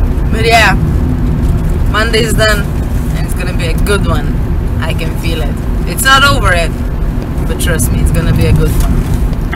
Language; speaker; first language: English; non-native, fluent; Slovenian